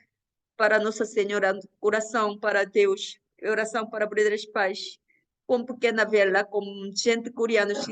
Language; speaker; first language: Portuguese; non-native, learner; Korean